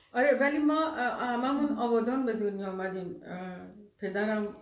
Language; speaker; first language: Persian; native; Persian